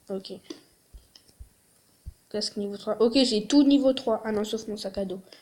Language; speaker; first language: French; native; French